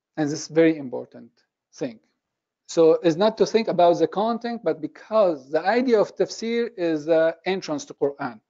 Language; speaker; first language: English; non-native, fluent; Arabic